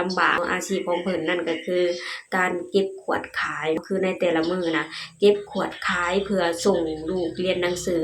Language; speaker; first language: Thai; non-native, local second language; Lao